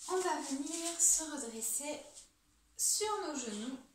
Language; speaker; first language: French; native; French